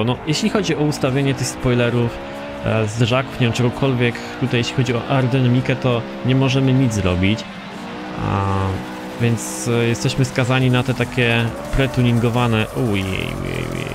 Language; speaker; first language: Polish; native; Polish